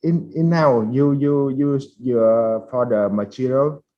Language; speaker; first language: English; non-native, fluent; Vietnamese